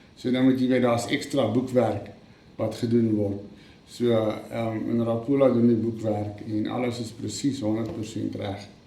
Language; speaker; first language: Afrikaans; native; Afrikaans